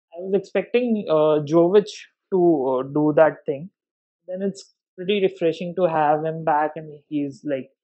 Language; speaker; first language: English; non-native, local second language; Hindi